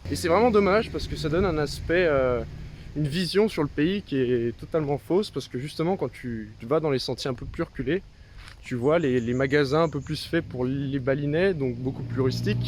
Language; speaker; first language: French; native; French